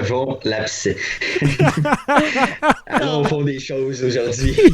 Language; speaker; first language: French; native; French